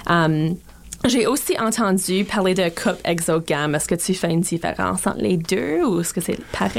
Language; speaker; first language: French; native; French